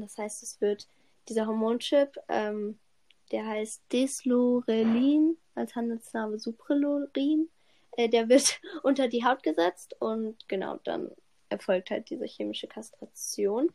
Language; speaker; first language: German; native; German